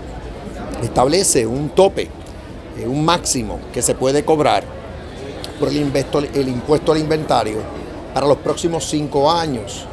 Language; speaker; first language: Spanish; native; Spanish